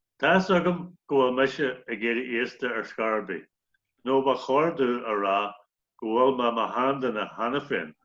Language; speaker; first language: Irish; native; Irish